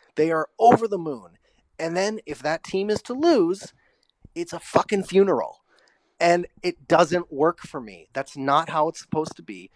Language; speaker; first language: English; native; English